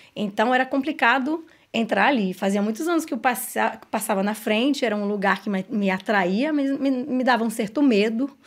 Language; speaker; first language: Portuguese; non-native, fluent; English